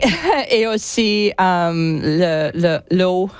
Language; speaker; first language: French; non-native, learner; English